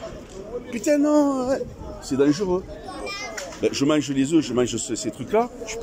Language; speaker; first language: French; native; French